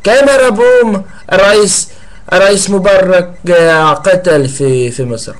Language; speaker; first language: Arabic; non-native, learner; English